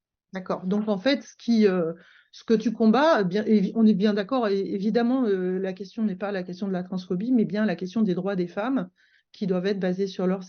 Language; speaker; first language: French; native; French